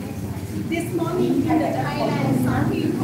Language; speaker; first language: English; non-native, learner; Thai